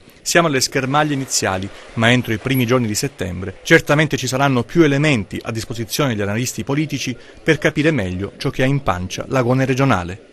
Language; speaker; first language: Italian; native; Italian